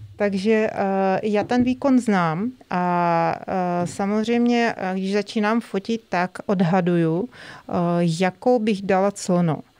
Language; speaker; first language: Czech; non-native, fluent; Russian